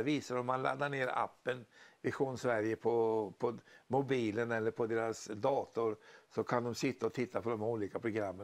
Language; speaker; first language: Swedish; native; Swedish